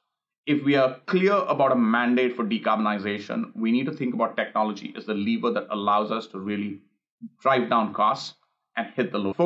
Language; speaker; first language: English; non-native, local second language; Hindi